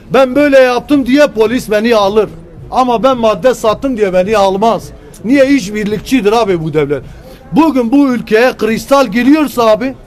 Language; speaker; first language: Turkish; non-native, local second language; Kurdish